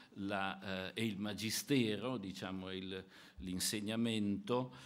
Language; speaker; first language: Italian; native; Italian